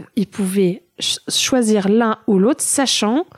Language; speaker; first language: French; early bilingual, other home language; German